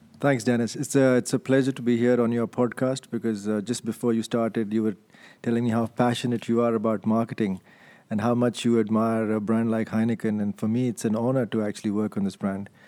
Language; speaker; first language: English; non-native, local second language; Hindi